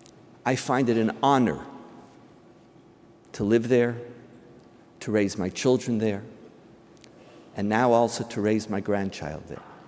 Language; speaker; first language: English; native; English